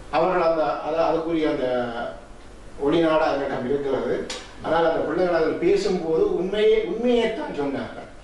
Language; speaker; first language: Tamil; native; Tamil